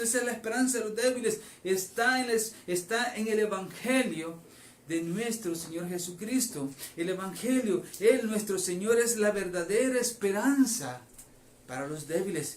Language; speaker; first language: Spanish; native; Spanish